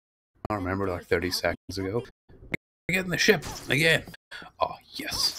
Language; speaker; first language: English; native; English